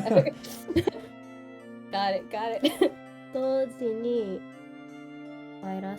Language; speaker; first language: Japanese; non-native, learner; English